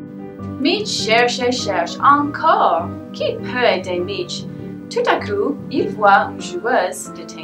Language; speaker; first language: French; non-native, learner; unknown